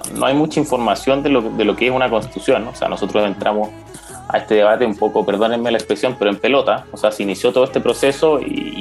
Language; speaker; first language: Spanish; native; Spanish